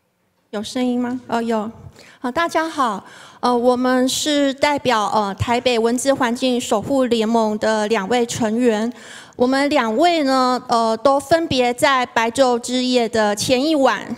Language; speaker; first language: Chinese; native; Chinese